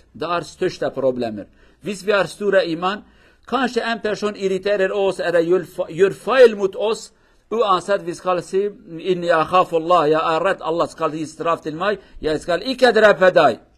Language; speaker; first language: Norwegian; non-native, fluent; Kurdish